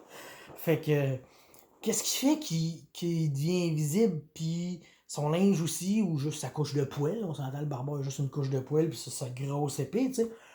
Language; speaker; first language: French; native; French